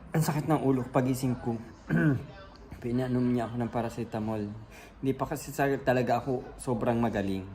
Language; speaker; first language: Filipino; non-native, local second language; Bikol